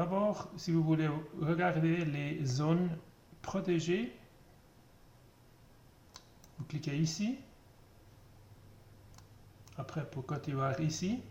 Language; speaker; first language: French; non-native, learner; German